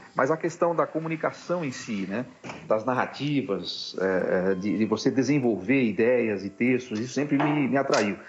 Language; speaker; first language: Portuguese; native; Portuguese